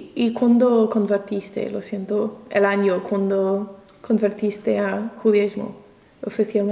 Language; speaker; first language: Spanish; non-native, learner; English